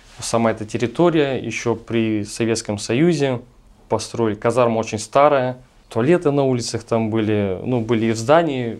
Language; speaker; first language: Russian; native; Russian